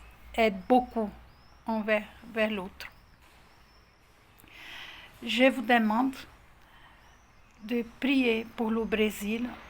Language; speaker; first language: French; non-native, fluent; Portuguese